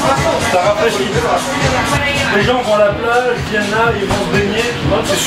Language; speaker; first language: French; native; French